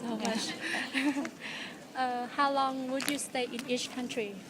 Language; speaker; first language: English; non-native, learner; Thai